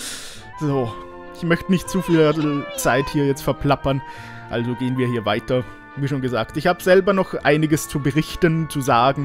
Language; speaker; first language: German; native; German